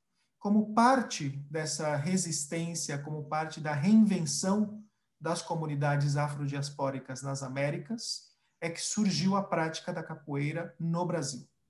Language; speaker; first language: Portuguese; early bilingual, other home language; Spanish